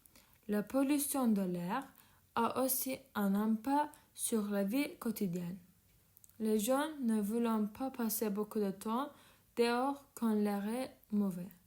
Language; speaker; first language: French; non-native, learner; Turkish